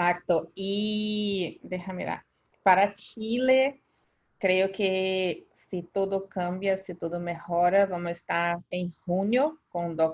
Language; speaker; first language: Spanish; non-native, fluent; Portuguese